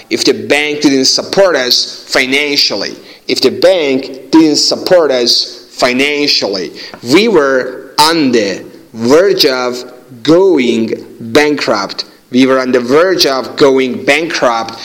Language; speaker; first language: English; non-native, fluent; Persian